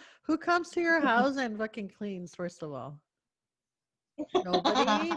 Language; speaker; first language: English; early bilingual, other home language; Spanish